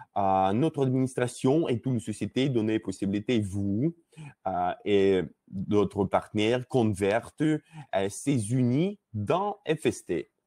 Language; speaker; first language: French; non-native, learner; Russian